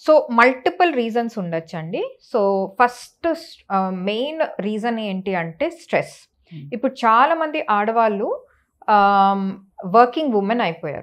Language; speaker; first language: Telugu; native; Telugu